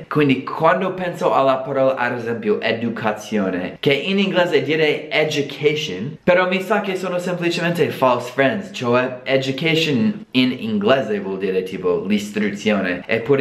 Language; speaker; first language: Italian; non-native, fluent; English